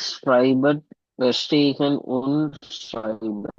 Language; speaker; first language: German; non-native, learner; Tamil